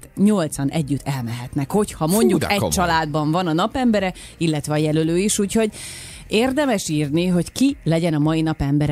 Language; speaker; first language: Hungarian; native; Hungarian